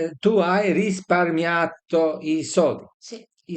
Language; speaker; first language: Italian; non-native, fluent; Serbian